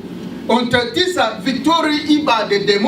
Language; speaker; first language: German; non-native, learner; French